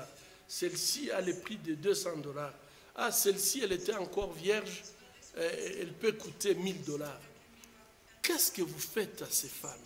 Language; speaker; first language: French; non-native, local second language; Swahili